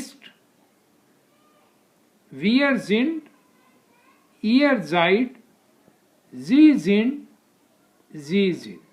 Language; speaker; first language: German; non-native, fluent; Hindi